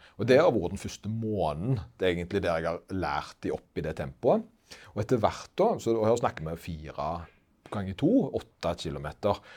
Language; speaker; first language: Norwegian; native; Norwegian